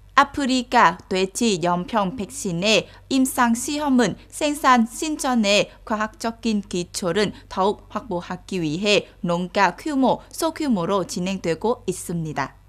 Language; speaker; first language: Korean; non-native, fluent; Vietnamese